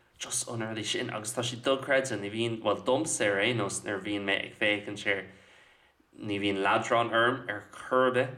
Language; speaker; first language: Irish; non-native, local second language; English